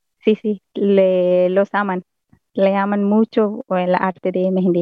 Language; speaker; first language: Spanish; non-native, learner; Hindi